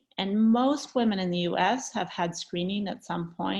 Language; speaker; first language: English; native; English